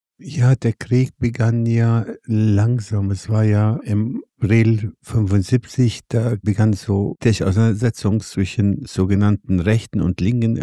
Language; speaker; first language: German; non-native, fluent; Arabic